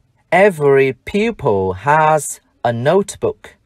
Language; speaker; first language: English; non-native, fluent; Vietnamese